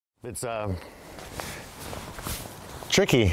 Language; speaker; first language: English; native; English